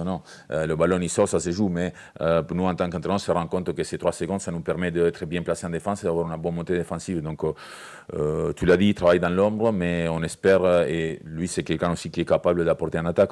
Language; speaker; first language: French; native; French